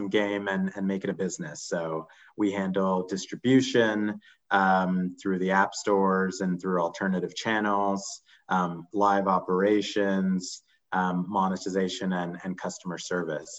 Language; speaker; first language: English; native; English